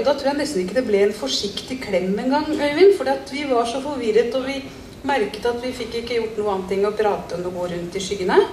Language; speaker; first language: Norwegian; native; Norwegian